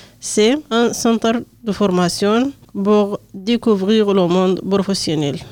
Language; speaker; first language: French; non-native, learner; Arabic